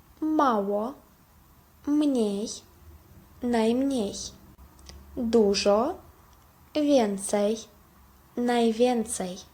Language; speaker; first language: Polish; non-native, fluent; Ukrainian